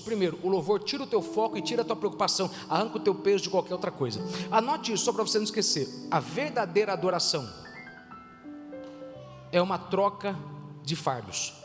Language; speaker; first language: Portuguese; native; Portuguese